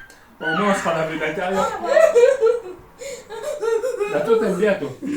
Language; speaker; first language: French; native; French